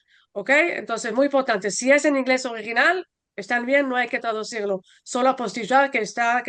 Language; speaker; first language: Spanish; non-native, fluent; Hebrew